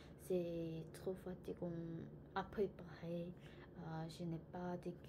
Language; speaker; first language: French; non-native, learner; Korean